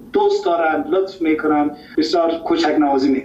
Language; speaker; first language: Persian; native; Persian